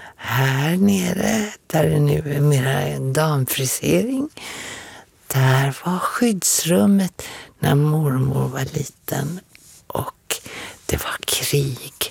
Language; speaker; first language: Swedish; native; Swedish